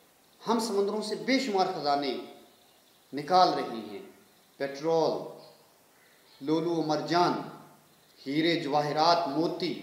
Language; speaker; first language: Urdu; native; Urdu